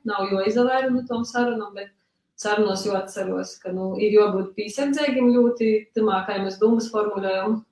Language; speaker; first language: Latvian; early bilingual, other home language; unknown